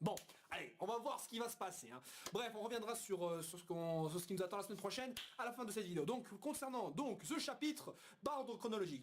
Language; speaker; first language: French; native; French